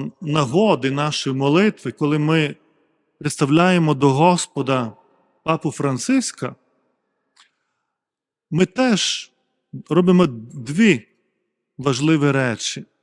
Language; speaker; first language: Ukrainian; non-native, fluent; Lithuanian